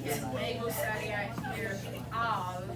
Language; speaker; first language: Spanish; non-native, fluent; English